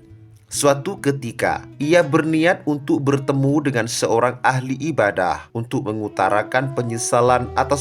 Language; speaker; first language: Indonesian; native; Indonesian